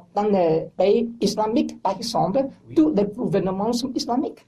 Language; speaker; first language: French; non-native, learner; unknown